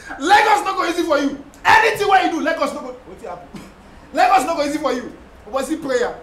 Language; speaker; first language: Nigerian Pidgin; non-native, local second language; Hausa